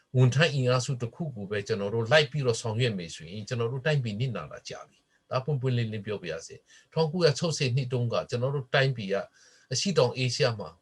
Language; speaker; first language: Burmese; non-native, local second language; Hakha Chin